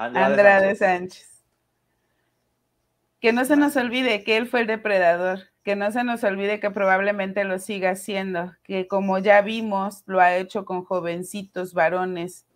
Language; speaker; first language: Spanish; native; Spanish